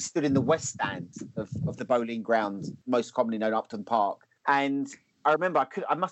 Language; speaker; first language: English; native; English